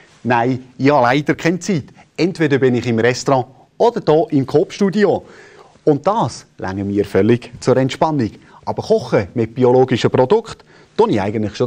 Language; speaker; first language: German; native; German